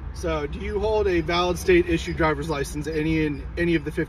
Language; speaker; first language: English; native; English